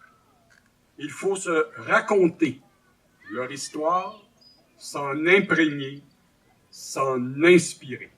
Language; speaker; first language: French; native; French